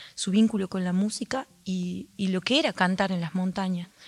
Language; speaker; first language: Spanish; native; Spanish